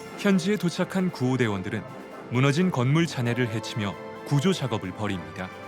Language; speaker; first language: Korean; native; Korean